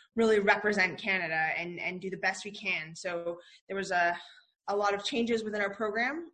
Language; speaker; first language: English; native; English